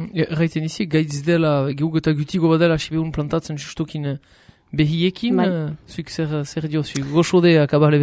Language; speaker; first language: Basque; native; Basque